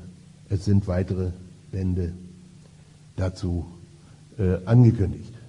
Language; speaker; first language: German; native; German